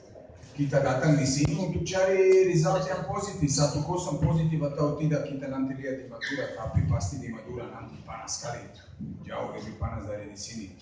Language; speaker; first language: Indonesian; non-native, fluent; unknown